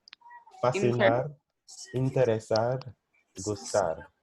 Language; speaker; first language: Spanish; non-native, fluent; English